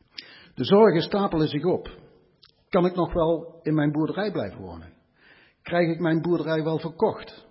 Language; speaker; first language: Dutch; native; Dutch